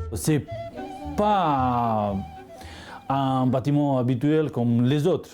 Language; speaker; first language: French; non-native, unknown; Romany